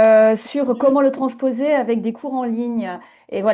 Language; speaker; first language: French; native; French